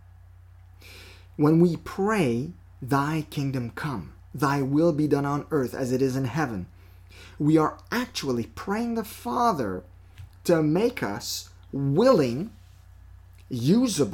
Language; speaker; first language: English; non-native, fluent; French